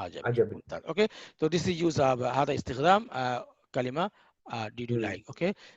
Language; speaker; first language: English; non-native, learner; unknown